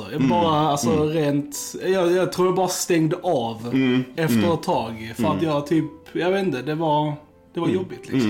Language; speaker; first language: Swedish; native; Swedish